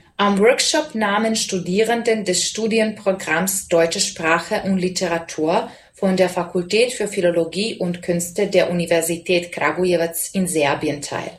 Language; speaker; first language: German; non-native, fluent; Serbian